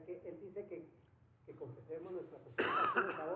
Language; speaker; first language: Spanish; native; Spanish